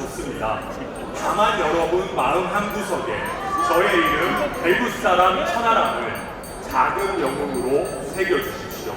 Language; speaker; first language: Korean; native; Korean